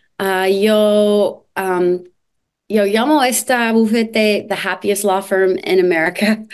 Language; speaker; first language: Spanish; non-native, learner; English